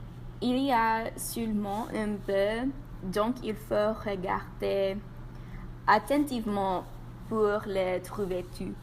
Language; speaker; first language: French; non-native, learner; English